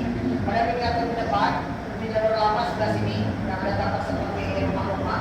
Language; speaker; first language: Indonesian; native; Indonesian